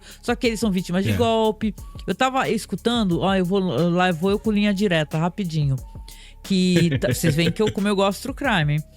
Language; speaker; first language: Portuguese; native; Portuguese